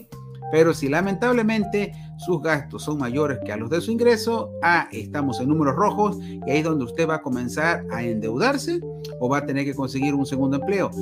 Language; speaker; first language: Spanish; native; Spanish